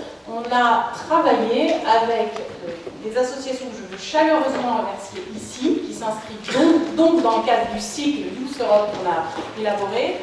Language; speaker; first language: French; native; French